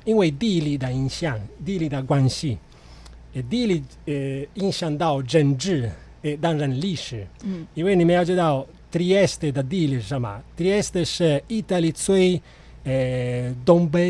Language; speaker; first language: Chinese; non-native, fluent; Italian